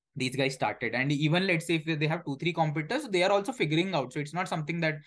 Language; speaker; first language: English; non-native, local second language; Hindi